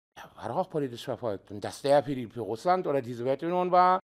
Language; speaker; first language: German; early bilingual, heritage; Serbian